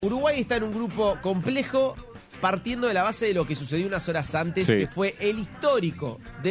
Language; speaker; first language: Spanish; native; Spanish